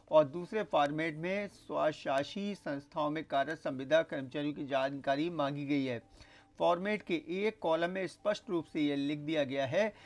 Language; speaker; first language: Hindi; native; Hindi